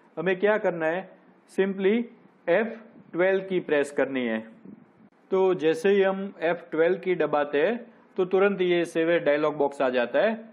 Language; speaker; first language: Hindi; non-native, local second language; Gujarati